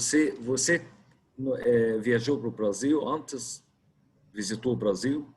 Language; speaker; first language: Portuguese; non-native, fluent; Arabic